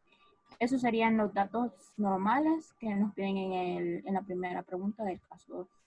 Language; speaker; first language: Spanish; native; Spanish